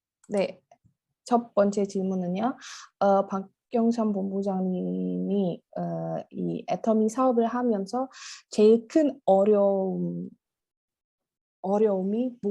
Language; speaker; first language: Korean; non-native, fluent; Indonesian